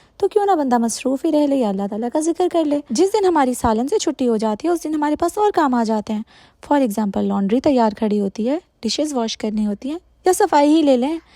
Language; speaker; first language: Urdu; native; Urdu